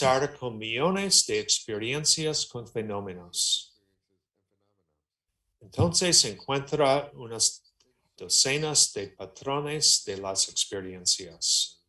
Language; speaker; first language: Spanish; non-native, learner; English